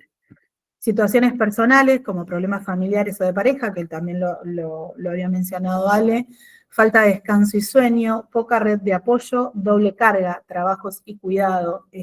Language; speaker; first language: Spanish; native; Spanish